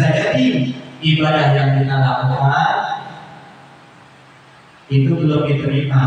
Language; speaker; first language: Indonesian; native; Indonesian